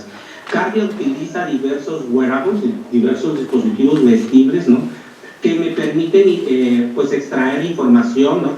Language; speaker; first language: Spanish; native; Spanish